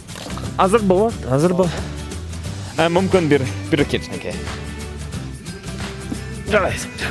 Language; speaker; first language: Kyrgyz; non-native, learner; English